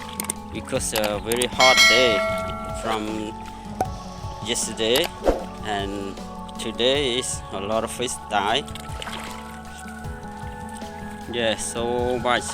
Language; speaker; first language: English; non-native, learner; Khmer